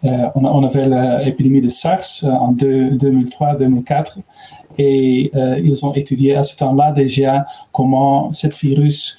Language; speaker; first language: French; non-native, learner; Dutch